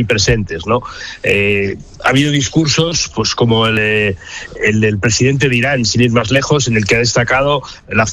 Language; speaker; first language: Spanish; native; Spanish